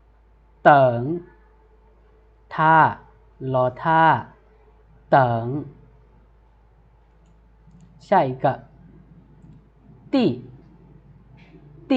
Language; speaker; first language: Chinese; non-native, fluent; Lao